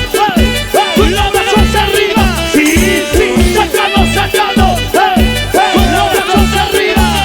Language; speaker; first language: Spanish; native; Spanish